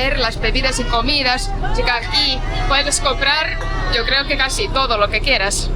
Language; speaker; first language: Spanish; non-native, fluent; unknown